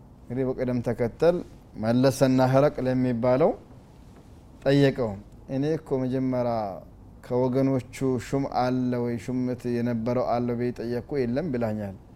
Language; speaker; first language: Amharic; native; Amharic